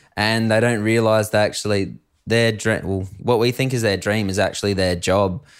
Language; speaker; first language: English; native; English